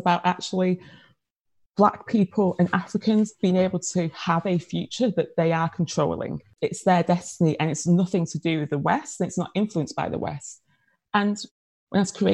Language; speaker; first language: English; native; English